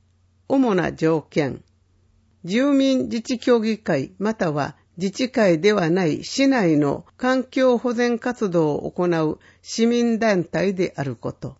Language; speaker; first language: Japanese; native; Japanese